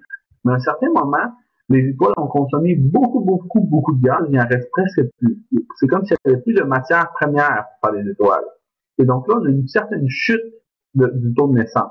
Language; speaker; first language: French; native; French